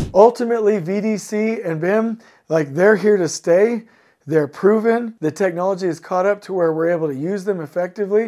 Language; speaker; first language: English; native; English